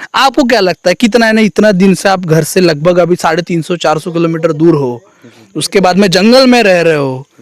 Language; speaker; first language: Hindi; non-native, local second language; Marathi